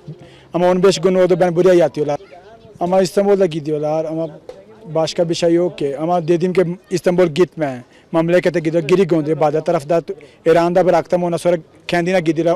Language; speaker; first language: Turkish; non-native, learner; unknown